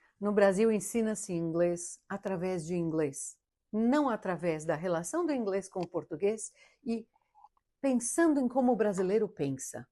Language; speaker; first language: Portuguese; early bilingual, heritage; Portuguese